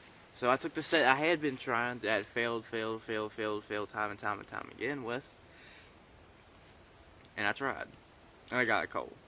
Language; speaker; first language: English; native; English